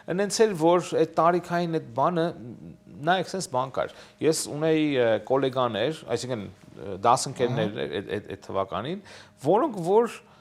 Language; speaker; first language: Armenian; native; Armenian